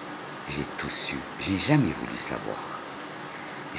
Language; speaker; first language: French; non-native, local second language; Arabic